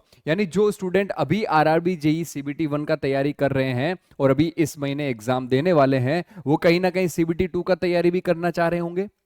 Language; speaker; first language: Hindi; native; Hindi